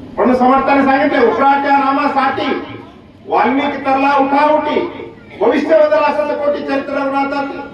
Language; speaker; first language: Marathi; non-native, local second language; Kannada